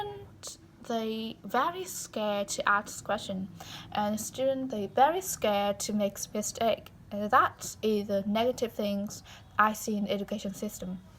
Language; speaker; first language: English; non-native, learner; Vietnamese